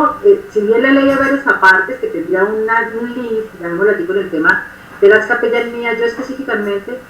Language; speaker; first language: Spanish; native; Spanish